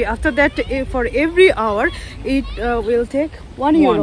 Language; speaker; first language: English; non-native, local second language; Bangla